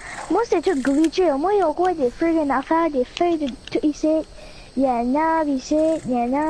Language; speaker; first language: French; early bilingual, heritage; French